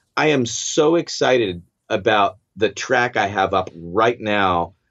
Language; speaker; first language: English; native; English